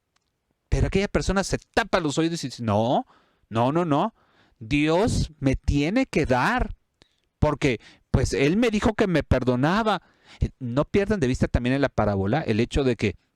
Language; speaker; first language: Spanish; native; Spanish